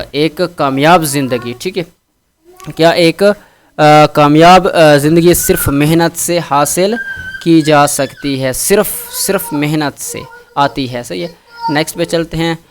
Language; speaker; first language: Urdu; non-native, local second language; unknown